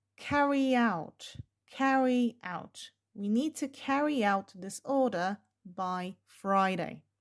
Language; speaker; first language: English; non-native, fluent; Polish